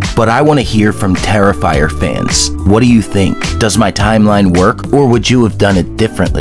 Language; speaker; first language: English; native; English